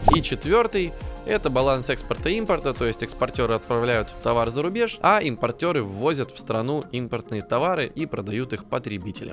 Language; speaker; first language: Russian; native; Russian